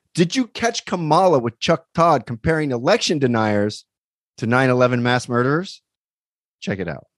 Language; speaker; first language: English; native; English